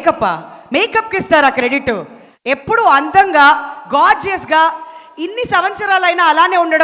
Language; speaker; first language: Telugu; native; Telugu